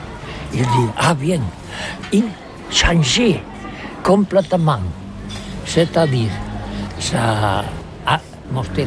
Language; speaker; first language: French; non-native, learner; Catalan